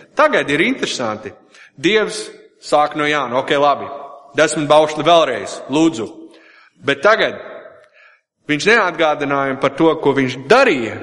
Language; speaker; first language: Latvian; non-native, fluent; English